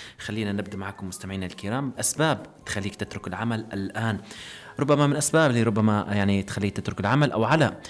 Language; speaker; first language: Arabic; native; Arabic